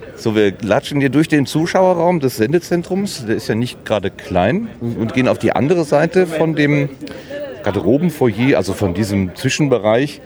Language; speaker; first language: German; native; German